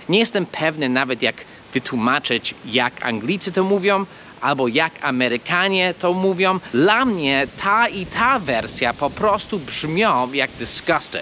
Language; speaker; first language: Polish; non-native, fluent; English